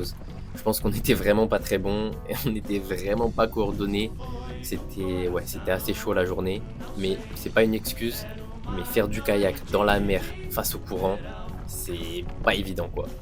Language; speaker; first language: French; native; French